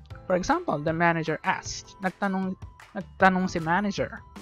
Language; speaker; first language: English; non-native, local second language; Filipino